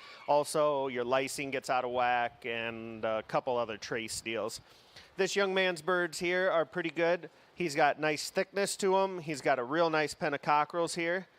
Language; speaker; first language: English; native; English